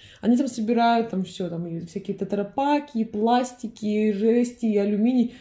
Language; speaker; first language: Russian; native; Russian